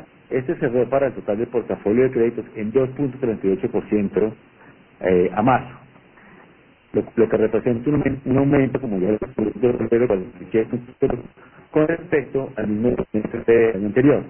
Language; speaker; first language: Spanish; native; Spanish